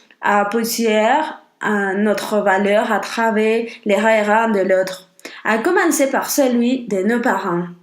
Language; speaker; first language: French; non-native, learner; Spanish